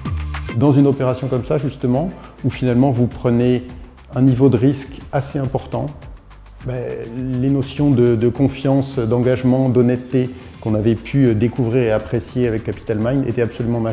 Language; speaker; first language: French; native; French